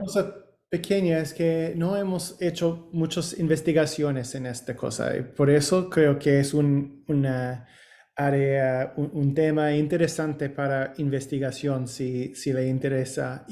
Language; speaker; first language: Spanish; non-native, learner; English